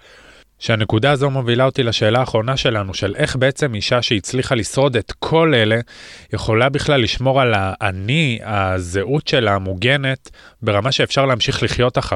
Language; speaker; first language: Hebrew; native; Hebrew